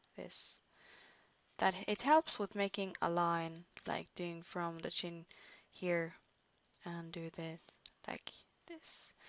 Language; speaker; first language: English; non-native, fluent; Norwegian